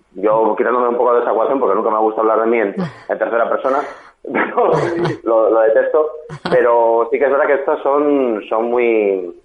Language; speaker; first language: Spanish; native; Spanish